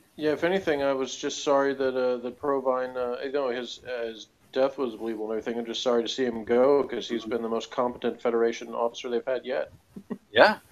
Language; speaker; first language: English; native; English